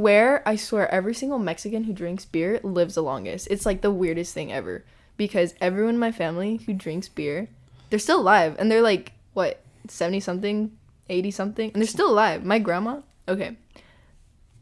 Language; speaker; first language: English; early bilingual, other home language; Spanish